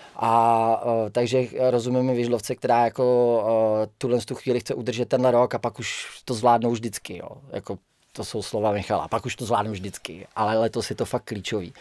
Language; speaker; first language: Czech; native; Czech